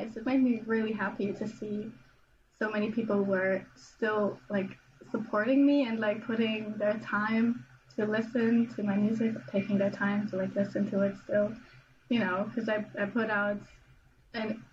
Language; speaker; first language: English; non-native, fluent; German